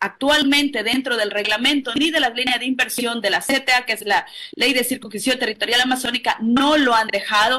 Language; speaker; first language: Spanish; native; Spanish